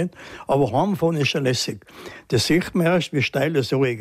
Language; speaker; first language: German; native; German